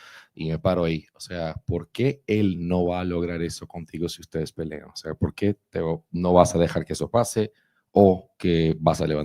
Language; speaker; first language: Spanish; native; Spanish